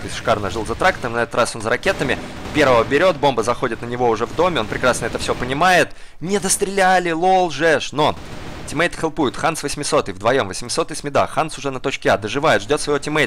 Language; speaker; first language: Russian; native; Russian